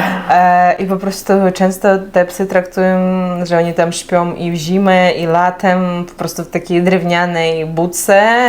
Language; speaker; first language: Polish; non-native, fluent; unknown